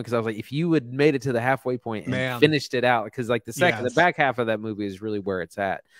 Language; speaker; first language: English; native; English